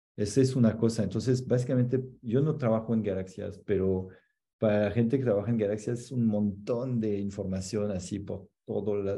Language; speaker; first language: Spanish; non-native, fluent; French